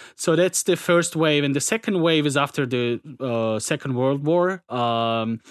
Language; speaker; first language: English; non-native, fluent; Adyghe